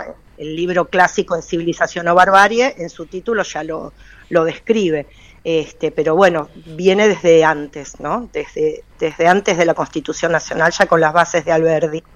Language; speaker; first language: Spanish; native; Spanish